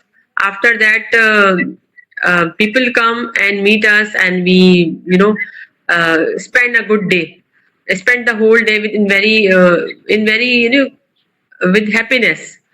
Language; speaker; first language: English; non-native, local second language; Urdu